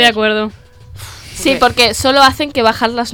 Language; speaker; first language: Spanish; non-native, local second language; Catalan